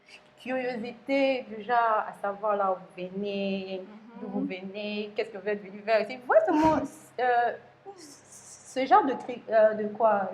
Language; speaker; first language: French; non-native, local second language; Lingala